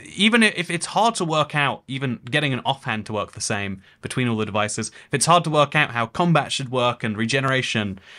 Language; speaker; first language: English; native; English